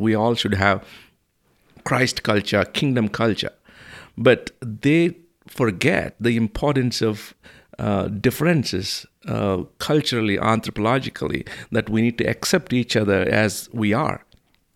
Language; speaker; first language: English; non-native, local second language; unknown